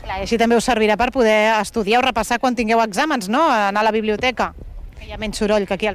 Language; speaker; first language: Catalan; native; Catalan